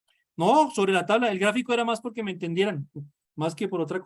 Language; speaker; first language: Spanish; native; Spanish